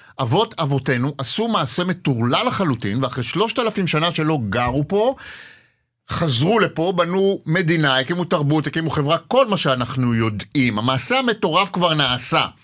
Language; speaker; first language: Hebrew; native; Hebrew